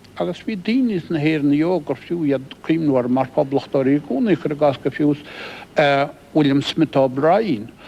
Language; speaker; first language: Irish; native; Irish